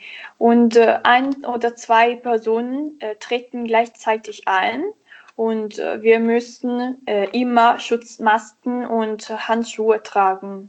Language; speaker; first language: German; non-native, learner; Italian